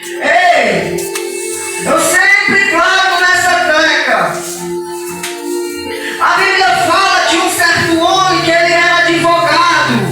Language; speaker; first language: Portuguese; native; Portuguese